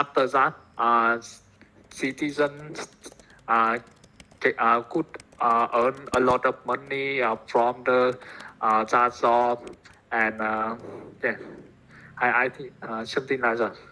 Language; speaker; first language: English; non-native, learner; Vietnamese